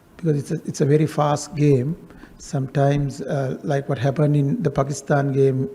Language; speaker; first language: English; non-native, local second language; Sinhala